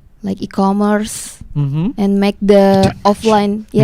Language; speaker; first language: English; non-native, learner; Indonesian